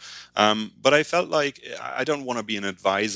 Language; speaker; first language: English; non-native, fluent; German